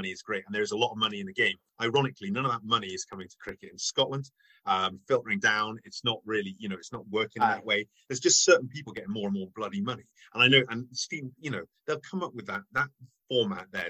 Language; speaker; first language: English; native; English